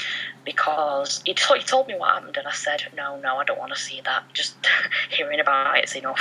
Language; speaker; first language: English; native; English